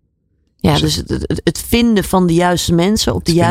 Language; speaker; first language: Dutch; native; Dutch